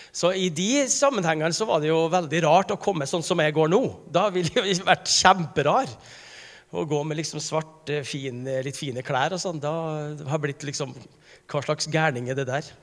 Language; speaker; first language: Norwegian; native; Norwegian